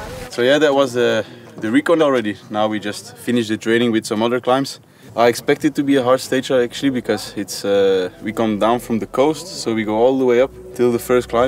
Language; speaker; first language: English; non-native, fluent; Dutch